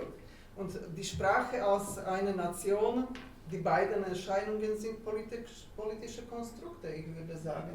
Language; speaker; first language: German; non-native, fluent; Slovak